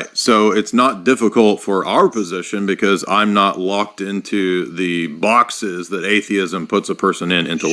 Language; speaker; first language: English; native; English